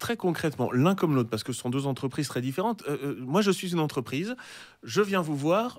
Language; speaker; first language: French; native; French